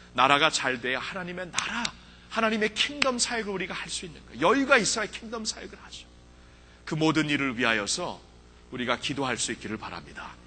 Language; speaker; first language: Korean; early bilingual, heritage; Korean